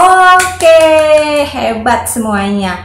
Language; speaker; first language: Indonesian; native; Indonesian